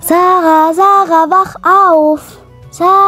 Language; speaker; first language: German; non-native, learner; Arabic